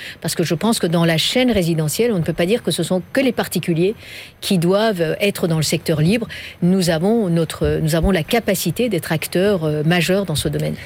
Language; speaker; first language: French; non-native, fluent; Persian